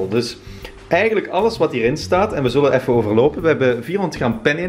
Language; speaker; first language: Dutch; native; Dutch